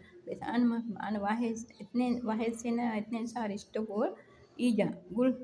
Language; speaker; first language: Arabic; non-native, learner; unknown